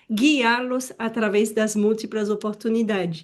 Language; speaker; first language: Portuguese; non-native, fluent; French